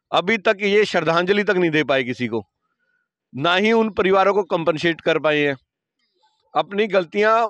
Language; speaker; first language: Hindi; native; Hindi